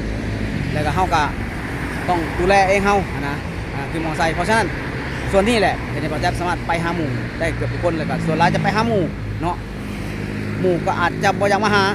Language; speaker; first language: Thai; non-native, local second language; Northeastern Thai